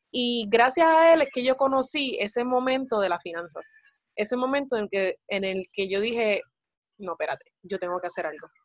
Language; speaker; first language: Spanish; native; Spanish